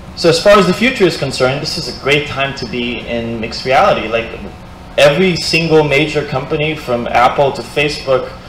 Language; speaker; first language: English; non-native, fluent; Portuguese